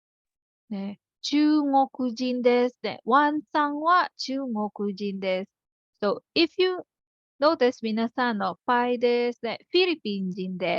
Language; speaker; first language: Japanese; non-native, fluent; Filipino